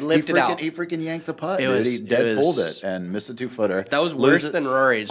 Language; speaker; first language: English; native; English